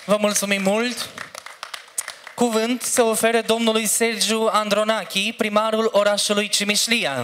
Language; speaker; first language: Romanian; native; Romanian